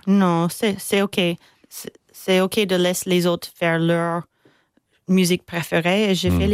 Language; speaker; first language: French; non-native, fluent; English